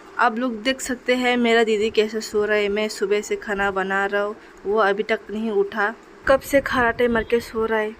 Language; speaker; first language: Hindi; non-native, local second language; Kok Borok